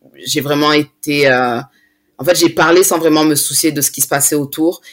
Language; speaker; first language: French; native; French